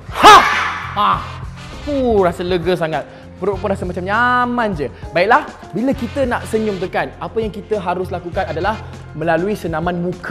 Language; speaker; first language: Malay; native; Malay